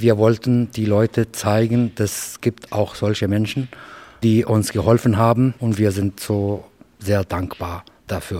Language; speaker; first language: German; non-native, fluent; Arabic